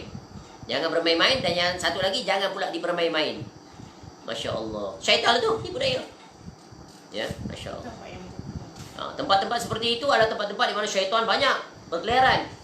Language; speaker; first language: Malay; native; Malay